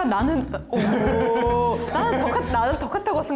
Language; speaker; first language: Korean; non-native, fluent; Russian